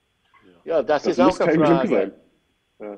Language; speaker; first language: German; non-native, learner; English